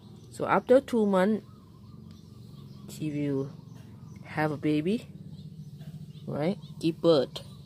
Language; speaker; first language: English; non-native, learner; Thai